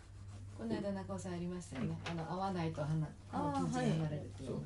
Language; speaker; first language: Japanese; native; Japanese